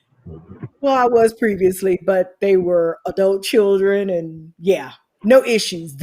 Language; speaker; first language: English; native; English